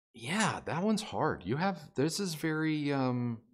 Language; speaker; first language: English; native; English